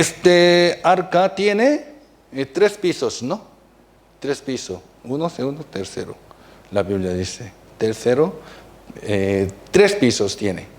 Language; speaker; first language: Spanish; non-native, fluent; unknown